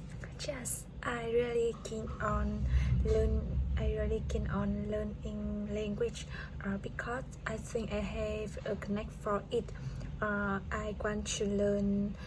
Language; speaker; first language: English; non-native, learner; Vietnamese